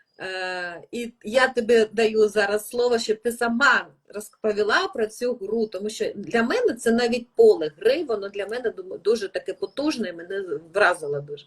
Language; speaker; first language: Ukrainian; native; Ukrainian